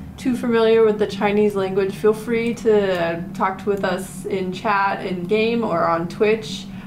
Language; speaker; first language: English; native; English